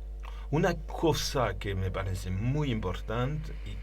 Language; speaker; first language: Spanish; non-native, learner; French